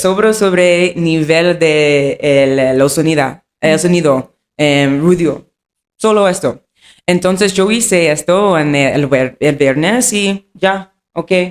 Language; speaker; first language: Spanish; non-native, learner; English